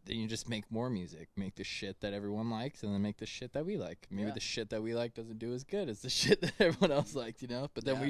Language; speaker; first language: English; native; English